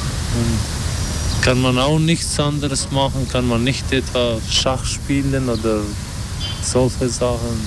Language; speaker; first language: German; non-native, learner; Albanian